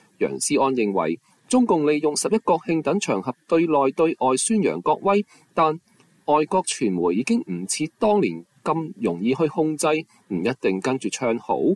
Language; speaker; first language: Chinese; non-native, local second language; Cantonese